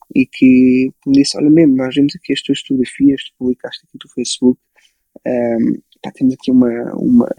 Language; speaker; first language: Portuguese; early bilingual, other home language; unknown